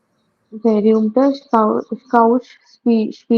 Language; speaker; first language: German; non-native, learner; Hindi